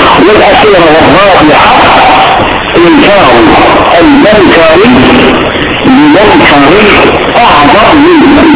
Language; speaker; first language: Arabic; native; Arabic